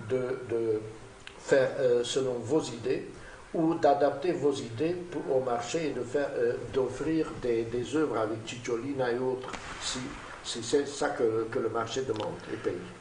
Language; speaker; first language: French; non-native, fluent; Romanian